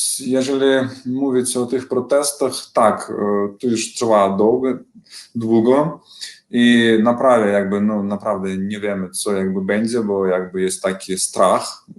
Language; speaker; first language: Polish; non-native, learner; Belarusian